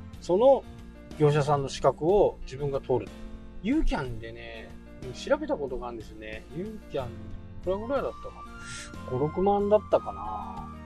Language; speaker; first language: Japanese; native; Japanese